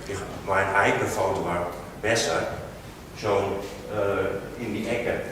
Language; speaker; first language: German; non-native, learner; Dutch